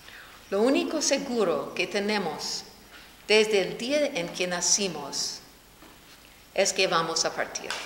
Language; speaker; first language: Spanish; non-native, fluent; English